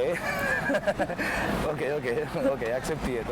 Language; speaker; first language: German; non-native, learner; Spanish